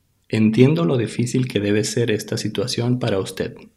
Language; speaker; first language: Spanish; native; Spanish